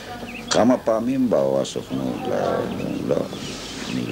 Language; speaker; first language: Hebrew; non-native, fluent; Ladino